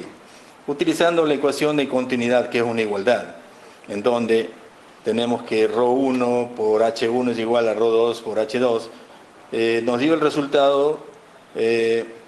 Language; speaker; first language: Spanish; native; Spanish